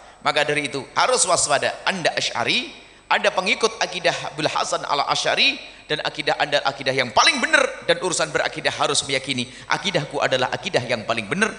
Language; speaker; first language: Indonesian; non-native, fluent; Javanese